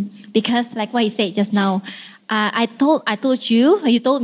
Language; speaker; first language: English; non-native, fluent; Indonesian